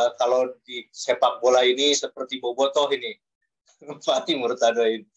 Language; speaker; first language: Indonesian; native; Indonesian